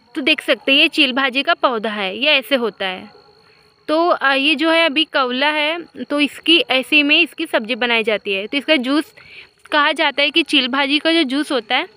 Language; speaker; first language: Hindi; non-native, local second language; Marathi